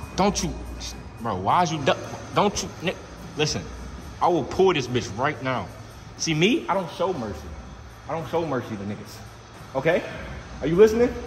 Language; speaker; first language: English; native; English